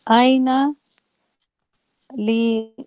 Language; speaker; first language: Arabic; non-native, learner; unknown